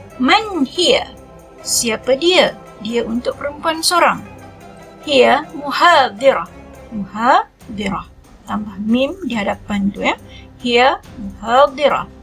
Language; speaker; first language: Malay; native; Malay